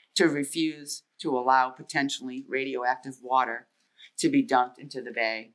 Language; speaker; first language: English; native; English